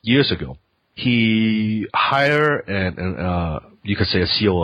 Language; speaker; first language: English; non-native, local second language; Cantonese